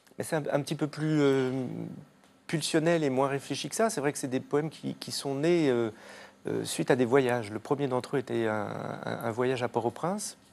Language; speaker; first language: French; native; French